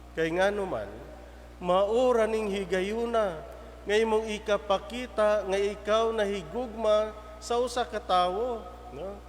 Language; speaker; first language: Cebuano; native; Cebuano